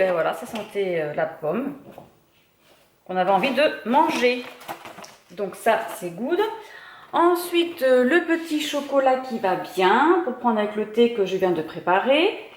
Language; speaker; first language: French; native; French